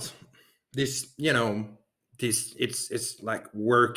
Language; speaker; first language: English; non-native, fluent; French